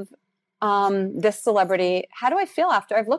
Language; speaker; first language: English; native; English